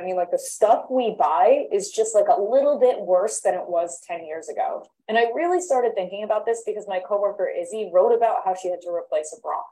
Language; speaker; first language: English; native; English